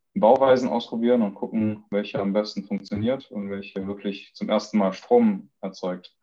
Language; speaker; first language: German; early bilingual, other home language; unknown